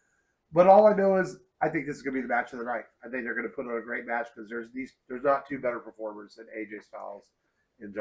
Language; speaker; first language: English; native; English